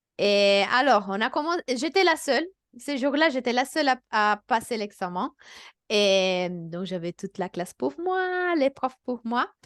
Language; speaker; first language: French; non-native, fluent; Italian